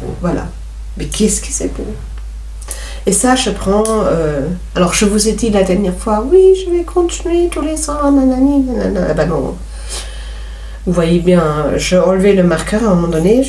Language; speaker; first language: French; native; French